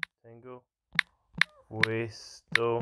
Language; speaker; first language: Spanish; non-native, learner; English